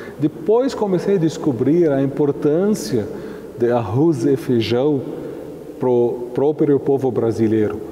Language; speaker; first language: Portuguese; non-native, fluent; Arabic